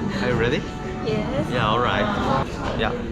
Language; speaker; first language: English; non-native, learner; Korean